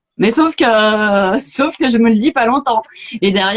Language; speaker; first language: French; native; French